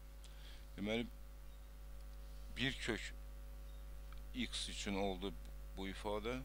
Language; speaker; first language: Azerbaijani; native; Azerbaijani